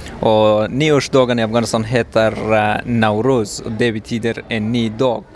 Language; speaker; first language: Swedish; non-native, learner; Persian